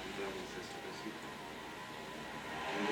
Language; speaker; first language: Spanish; non-native, fluent; Italian